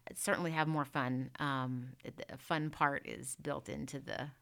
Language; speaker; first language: English; native; English